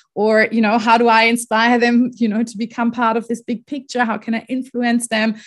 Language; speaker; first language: English; non-native, fluent; German